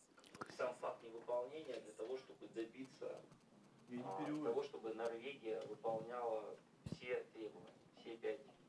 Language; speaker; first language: Russian; native; Russian